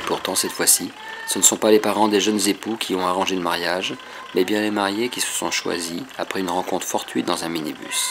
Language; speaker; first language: French; native; French